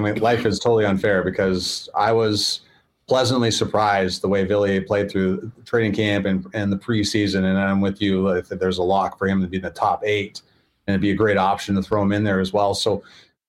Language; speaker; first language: English; native; English